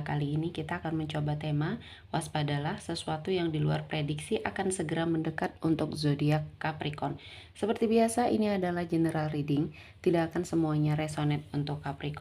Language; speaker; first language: Indonesian; native; Indonesian